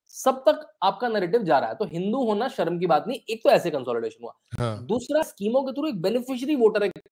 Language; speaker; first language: Hindi; native; Hindi